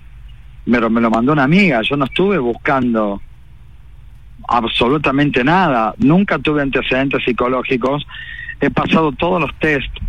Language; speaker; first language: Spanish; native; Spanish